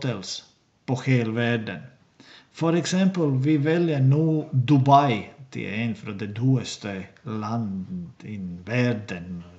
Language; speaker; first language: Swedish; non-native, learner; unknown